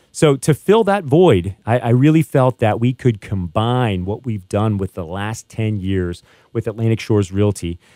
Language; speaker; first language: English; native; English